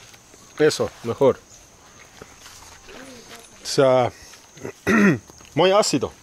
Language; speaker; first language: Spanish; non-native, learner; English